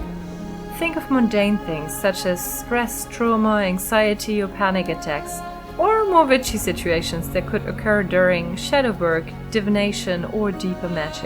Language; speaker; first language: English; non-native, fluent; German